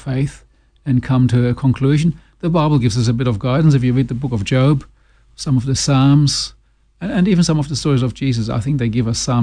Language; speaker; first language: English; non-native, fluent; German